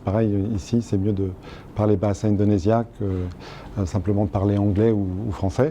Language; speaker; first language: French; native; French